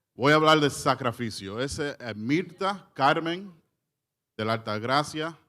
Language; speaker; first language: Spanish; early bilingual, heritage; Spanish